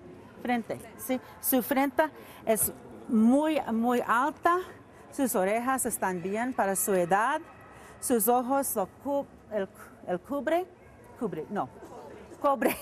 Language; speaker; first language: Spanish; early bilingual, heritage; Spanish